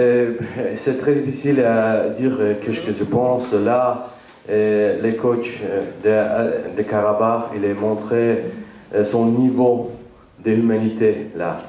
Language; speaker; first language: French; non-native, learner; Azerbaijani